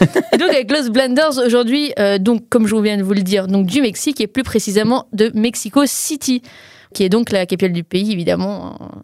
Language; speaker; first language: French; native; French